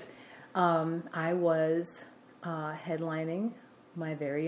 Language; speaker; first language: English; native; English